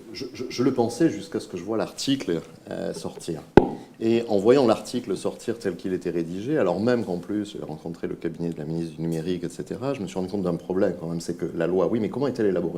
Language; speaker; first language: French; native; French